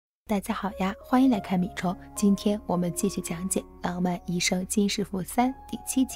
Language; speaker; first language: Chinese; native; Chinese